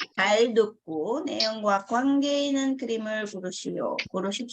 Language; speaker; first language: Korean; non-native, fluent; Filipino